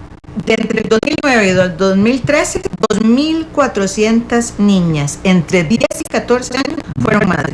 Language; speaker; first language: Spanish; native; Spanish